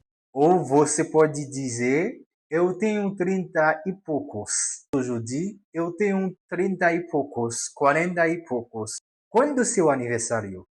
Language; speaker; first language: Portuguese; non-native, learner; Haitian Creole